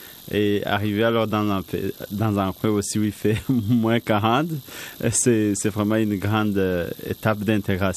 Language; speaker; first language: French; non-native, local second language; Rundi